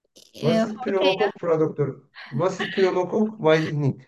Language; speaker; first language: German; non-native, learner; Turkish